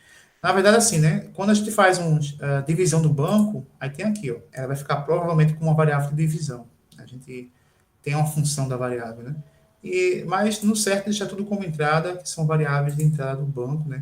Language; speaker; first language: Portuguese; native; Portuguese